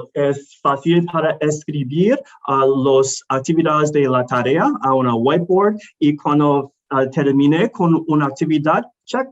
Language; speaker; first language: Spanish; non-native, learner; English